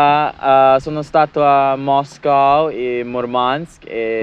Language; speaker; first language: Italian; non-native, learner; English